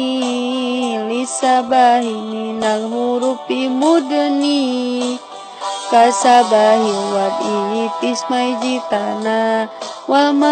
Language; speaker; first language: Arabic; non-native, learner; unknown